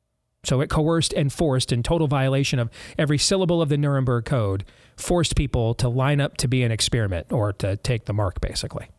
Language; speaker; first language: English; native; English